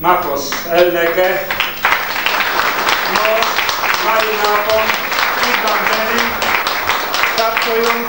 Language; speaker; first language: Hungarian; non-native, learner; Polish